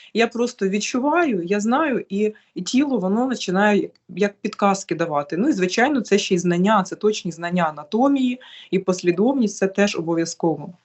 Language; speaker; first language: Ukrainian; native; Ukrainian